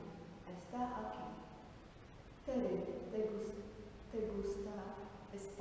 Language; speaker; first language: Spanish; non-native, learner; Czech